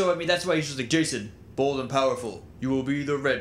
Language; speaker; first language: English; native; English